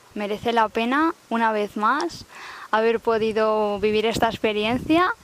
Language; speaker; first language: Spanish; native; Spanish